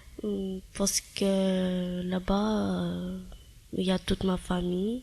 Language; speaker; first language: French; early bilingual, other home language; Armenian